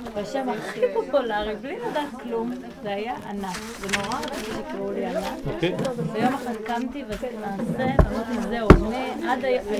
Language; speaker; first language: Hebrew; early bilingual, other home language; Persian